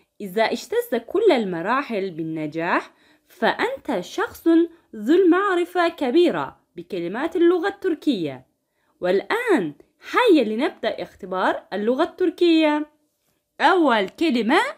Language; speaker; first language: Arabic; non-native, fluent; Turkish